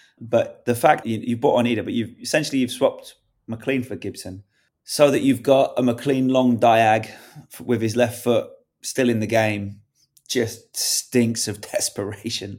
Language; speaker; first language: English; native; English